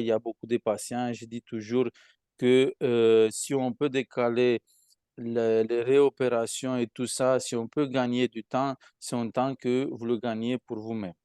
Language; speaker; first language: French; non-native, fluent; Romanian